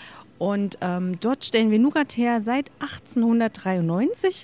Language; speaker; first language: German; native; German